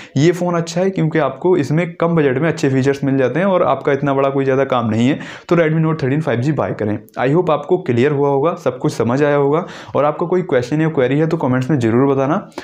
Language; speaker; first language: Hindi; native; Hindi